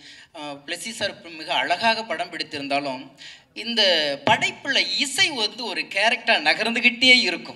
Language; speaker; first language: Tamil; native; Tamil